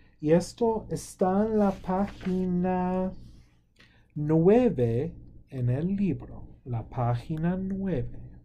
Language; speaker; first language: Spanish; non-native, fluent; English